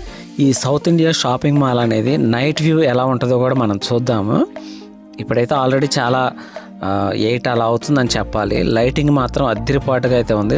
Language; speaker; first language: Telugu; native; Telugu